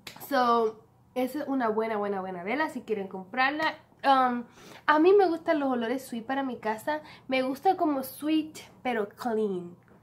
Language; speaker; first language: Spanish; native; Spanish